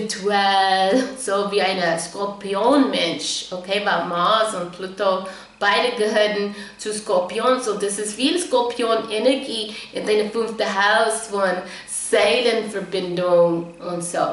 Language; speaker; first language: German; non-native, fluent; English